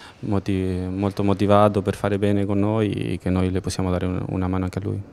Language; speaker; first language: Italian; non-native, fluent; Spanish